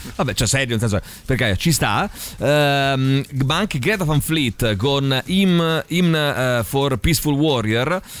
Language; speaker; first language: Italian; native; Italian